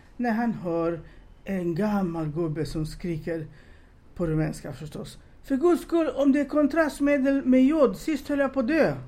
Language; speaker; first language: Swedish; non-native, fluent; Romanian